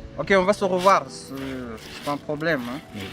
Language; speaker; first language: French; non-native, learner; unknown